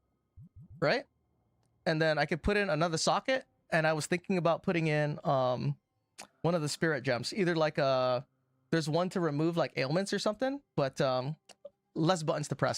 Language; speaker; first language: English; native; English